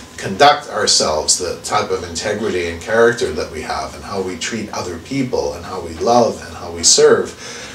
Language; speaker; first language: English; native; English